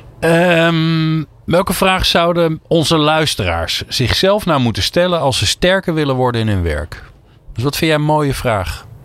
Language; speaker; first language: Dutch; native; Dutch